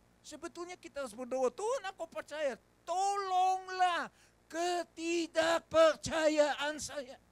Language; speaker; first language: Indonesian; non-native, fluent; English